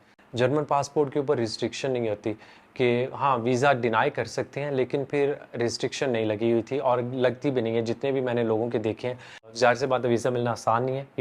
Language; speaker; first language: Urdu; native; Urdu